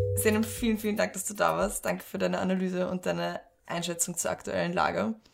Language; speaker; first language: German; native; German